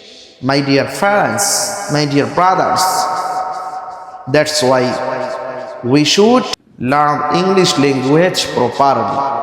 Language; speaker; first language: English; non-native, learner; Bangla